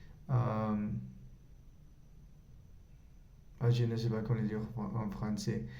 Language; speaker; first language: French; non-native, learner; Spanish